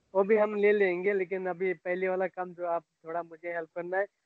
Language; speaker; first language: Hindi; non-native, learner; Bangla